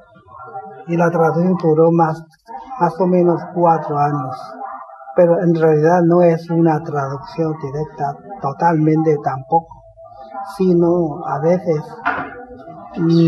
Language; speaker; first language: Spanish; non-native, fluent; Chinese